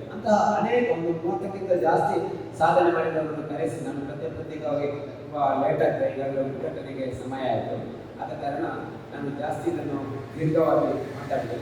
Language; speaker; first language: Kannada; non-native, local second language; Tulu